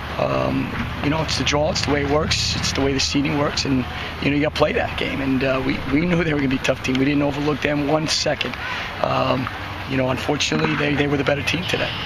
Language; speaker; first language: English; native; English